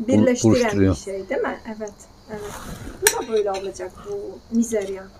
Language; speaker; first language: Turkish; non-native, fluent; Polish